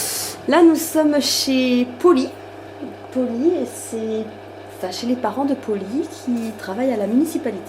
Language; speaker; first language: French; native; French